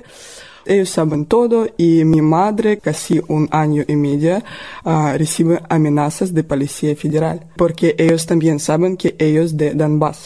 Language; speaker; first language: Spanish; non-native, learner; Russian